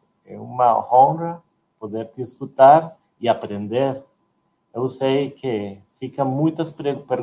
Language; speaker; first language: Portuguese; non-native, learner; Spanish